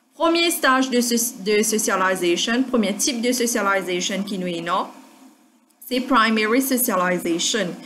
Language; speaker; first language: French; non-native, local second language; Morisyen